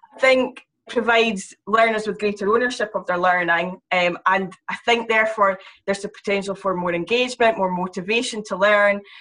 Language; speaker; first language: English; native; English